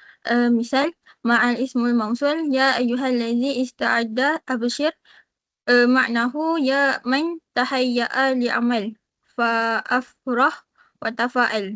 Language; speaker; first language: Arabic; non-native, learner; Malay